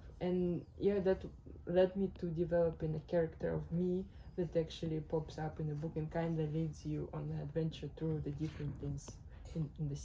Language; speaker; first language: English; non-native, fluent; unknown